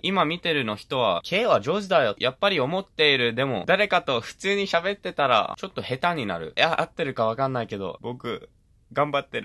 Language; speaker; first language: Japanese; early bilingual, heritage; English